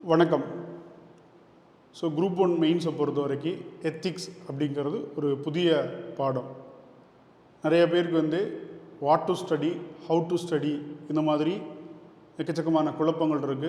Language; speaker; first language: Tamil; native; Tamil